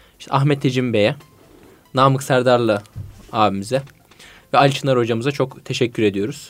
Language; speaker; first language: Turkish; native; Turkish